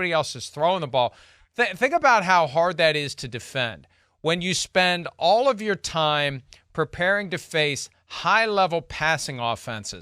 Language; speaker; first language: English; native; English